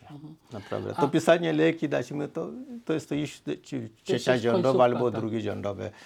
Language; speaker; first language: Polish; non-native, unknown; Swahili